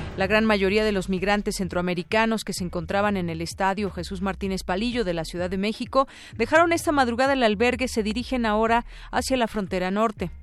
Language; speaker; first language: Spanish; native; Spanish